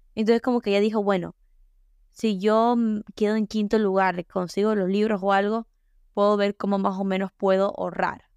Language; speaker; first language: Spanish; early bilingual, heritage; Spanish